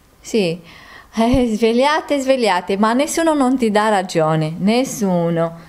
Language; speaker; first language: Italian; non-native, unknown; Romanian